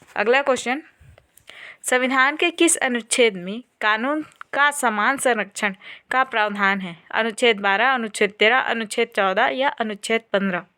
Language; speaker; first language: Hindi; native; Hindi